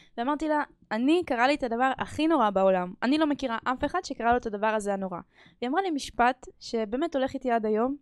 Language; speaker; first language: Hebrew; early bilingual, other home language; Russian